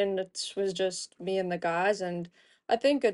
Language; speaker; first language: English; native; English